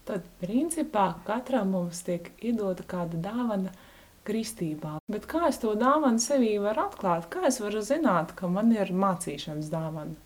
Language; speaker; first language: Latvian; native; Latvian